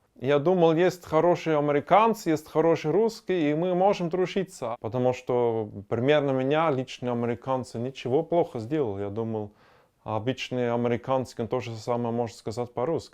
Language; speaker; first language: Russian; non-native, learner; German